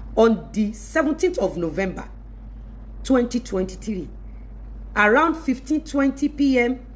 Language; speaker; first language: English; non-native, local second language; Yoruba